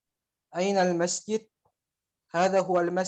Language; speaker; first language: Arabic; non-native, learner; Indonesian